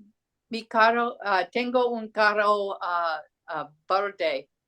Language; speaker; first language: Spanish; non-native, learner; English